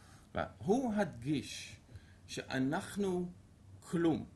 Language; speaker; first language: Hebrew; non-native, fluent; Dutch